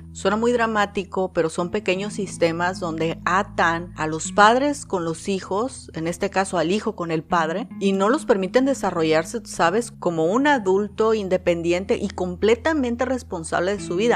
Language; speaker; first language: Spanish; native; Spanish